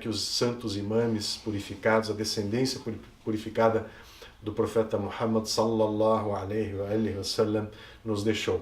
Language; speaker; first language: Portuguese; native; Portuguese